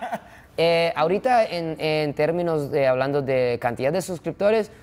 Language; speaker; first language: Spanish; non-native, fluent; Japanese